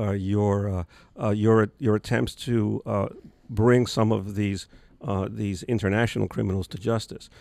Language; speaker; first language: English; native; English